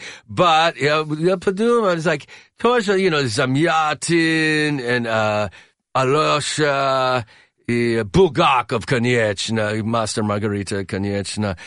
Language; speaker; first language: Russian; non-native, learner; English